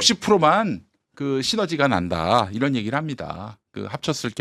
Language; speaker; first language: Korean; native; Korean